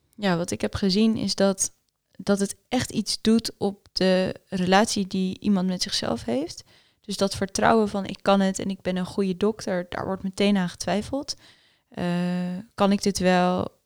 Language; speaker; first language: Dutch; early bilingual, other home language; Afrikaans